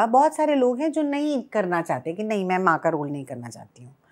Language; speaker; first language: Hindi; native; Hindi